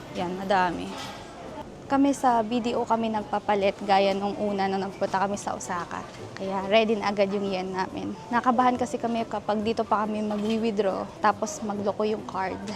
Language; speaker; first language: Filipino; native; Filipino